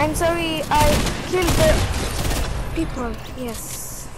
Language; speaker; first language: English; non-native, learner; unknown